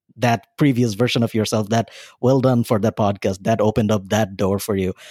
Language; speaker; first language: English; non-native, local second language; Bangla